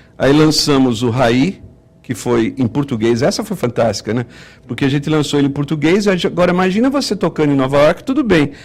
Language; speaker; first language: Portuguese; native; Portuguese